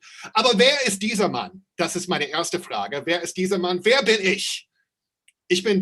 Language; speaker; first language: German; non-native, fluent; English